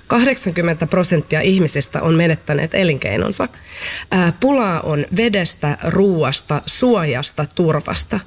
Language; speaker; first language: Finnish; native; Finnish